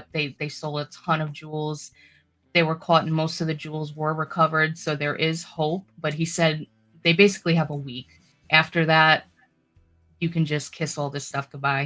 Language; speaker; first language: English; native; English